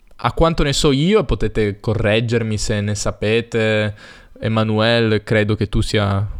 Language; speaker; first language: Italian; native; Italian